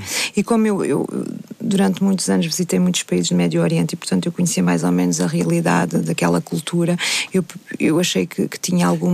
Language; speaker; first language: Portuguese; native; Portuguese